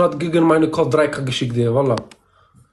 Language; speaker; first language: German; non-native, learner; Turkish